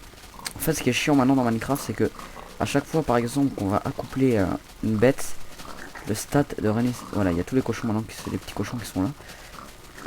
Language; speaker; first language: French; native; French